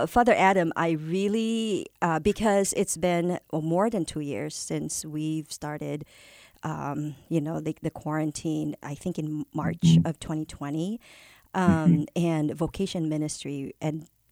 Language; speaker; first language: English; non-native, local second language; Filipino